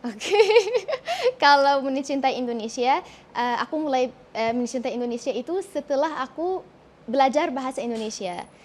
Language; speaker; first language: Indonesian; non-native, fluent; Arabic